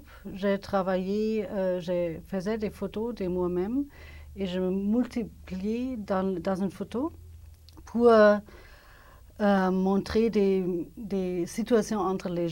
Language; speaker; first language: French; non-native, fluent; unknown